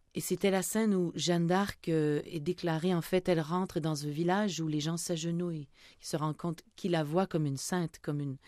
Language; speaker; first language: French; native; French